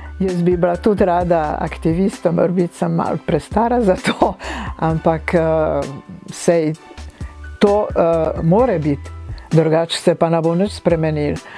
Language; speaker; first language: Slovenian; non-native, fluent; Italian